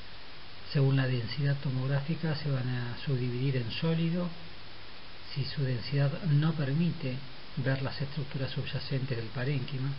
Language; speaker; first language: Spanish; native; Spanish